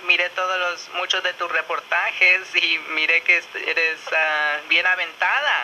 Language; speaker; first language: Spanish; early bilingual, other home language; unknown